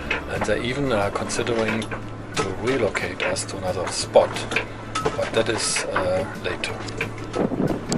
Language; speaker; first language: English; non-native, fluent; German